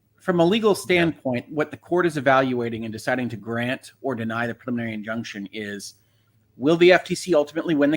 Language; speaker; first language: English; native; English